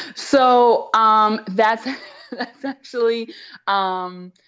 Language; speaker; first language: English; non-native, fluent; German